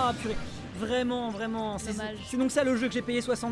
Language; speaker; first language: French; native; French